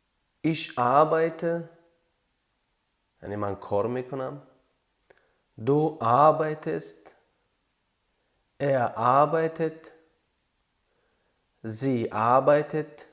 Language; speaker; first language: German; non-native, fluent; Tajik